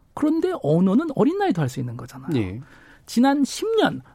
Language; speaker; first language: Korean; native; Korean